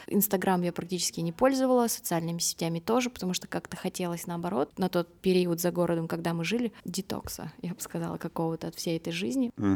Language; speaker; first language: Russian; native; Russian